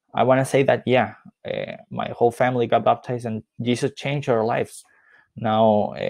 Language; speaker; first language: English; non-native, fluent; Spanish